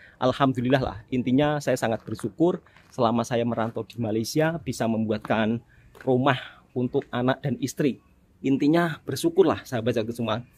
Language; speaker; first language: Indonesian; native; Indonesian